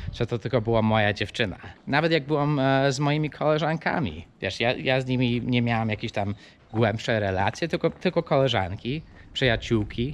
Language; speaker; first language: Polish; early bilingual, heritage; English